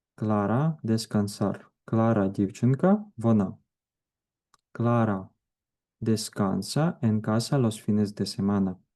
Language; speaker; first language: Spanish; non-native, fluent; Ukrainian